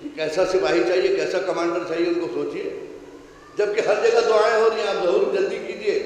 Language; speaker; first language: Urdu; native; Urdu